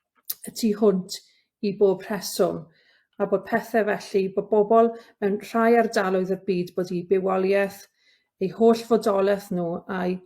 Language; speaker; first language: Welsh; native; Welsh